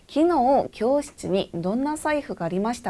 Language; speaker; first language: Japanese; non-native, fluent; Korean